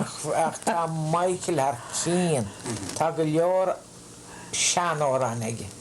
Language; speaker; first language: Irish; native; Irish